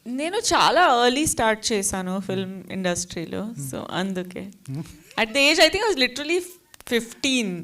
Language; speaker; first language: Telugu; non-native, fluent; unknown